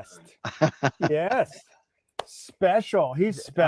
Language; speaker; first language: English; native; English